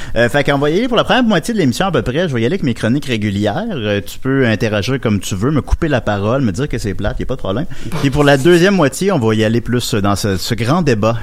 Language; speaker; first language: French; native; French